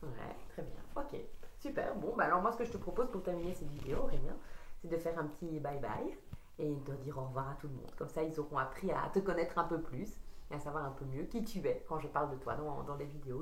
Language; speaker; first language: French; native; French